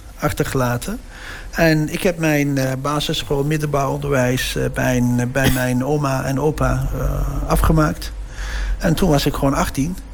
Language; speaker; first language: Dutch; early bilingual, other home language; Turkish